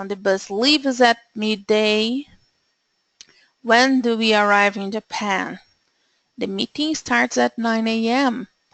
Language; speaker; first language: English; non-native, fluent; Portuguese